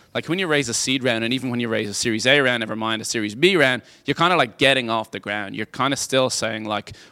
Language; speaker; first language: English; native; English